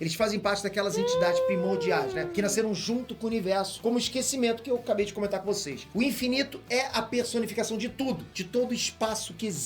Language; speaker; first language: Portuguese; native; Portuguese